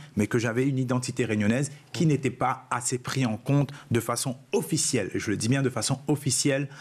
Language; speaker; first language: French; non-native, local second language; Réunion Creole French